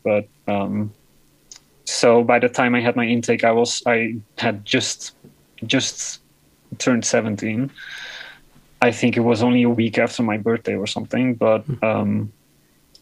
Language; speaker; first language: English; non-native, fluent; Dutch